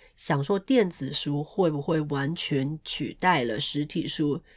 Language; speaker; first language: Chinese; non-native, local second language; Cantonese